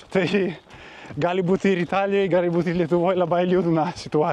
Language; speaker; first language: Lithuanian; non-native, learner; Italian